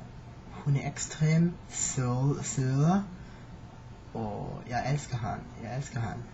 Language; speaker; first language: Danish; non-native, learner; English